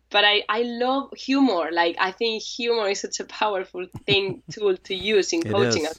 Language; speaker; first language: English; non-native, fluent; Spanish